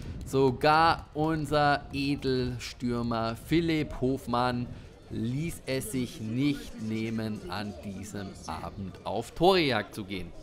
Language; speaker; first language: German; native; German